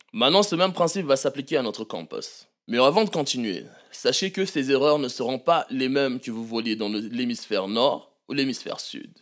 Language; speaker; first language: French; non-native, local second language; Malagasy